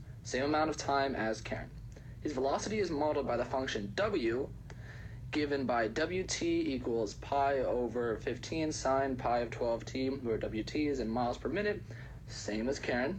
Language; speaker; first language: English; native; English